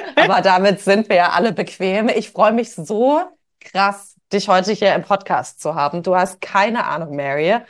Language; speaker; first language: German; native; German